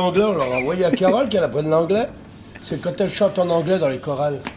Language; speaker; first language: French; native; French